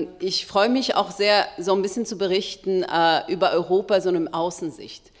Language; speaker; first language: German; non-native, fluent; Arabic